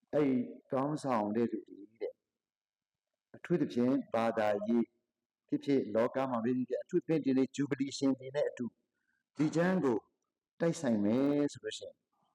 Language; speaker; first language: Burmese; non-native, local second language; Hakha Chin